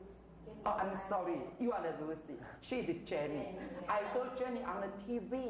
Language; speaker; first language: English; non-native, fluent; Chinese